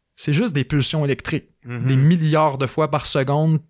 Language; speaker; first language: French; native; French